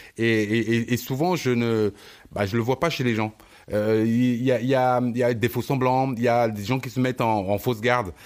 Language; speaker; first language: French; early bilingual, other home language; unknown